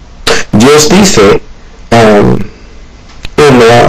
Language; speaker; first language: Spanish; non-native, learner; Haitian Creole